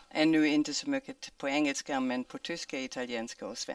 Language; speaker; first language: Swedish; non-native, fluent; German